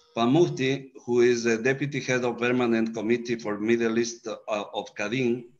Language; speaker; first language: English; non-native, fluent; Spanish